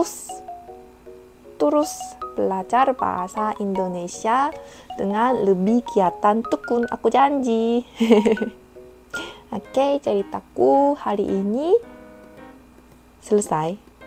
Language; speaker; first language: Indonesian; non-native, fluent; Korean